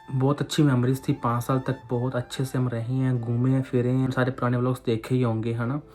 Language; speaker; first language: Hindi; non-native, local second language; Punjabi